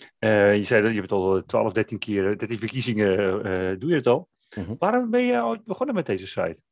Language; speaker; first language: Dutch; native; Dutch